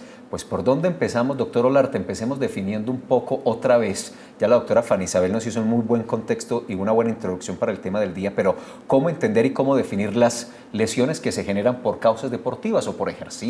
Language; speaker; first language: Spanish; native; Spanish